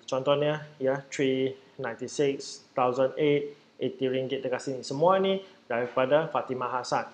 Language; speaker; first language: Malay; native; Malay